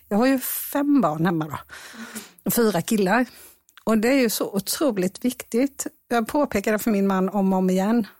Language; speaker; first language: Swedish; native; Swedish